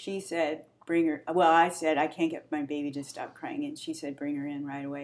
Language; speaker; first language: English; native; English